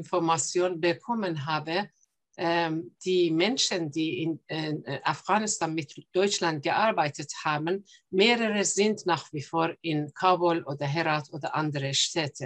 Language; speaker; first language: German; non-native, fluent; Persian